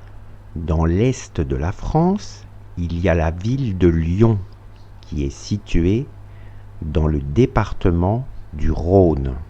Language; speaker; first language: French; non-native, fluent; Russian